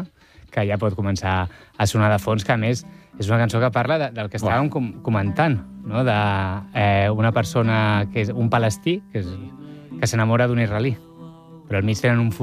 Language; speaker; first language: Catalan; native; Catalan